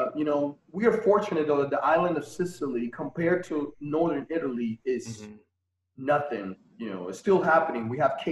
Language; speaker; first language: English; non-native, fluent; Spanish